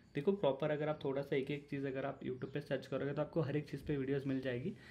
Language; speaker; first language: Hindi; non-native, local second language; Marathi